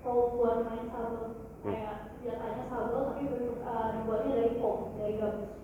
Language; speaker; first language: Indonesian; native; Indonesian